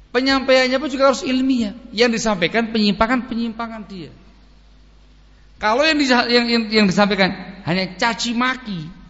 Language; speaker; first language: Indonesian; non-native, local second language; Javanese